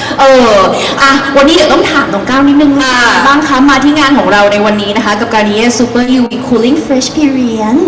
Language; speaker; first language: Thai; native; Thai